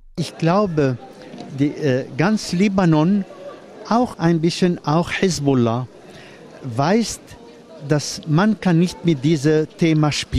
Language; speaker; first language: German; non-native, fluent; Arabic